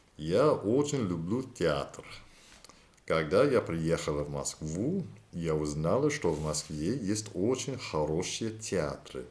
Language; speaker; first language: Russian; non-native, learner; English